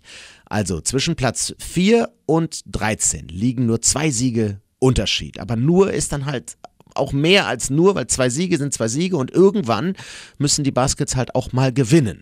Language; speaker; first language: German; native; German